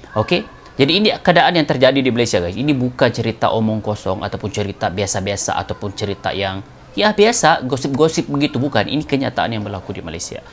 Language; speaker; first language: Malay; native; Malay